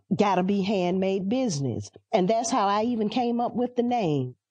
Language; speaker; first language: English; native; English